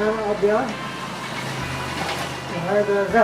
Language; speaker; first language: Arabic; native; Arabic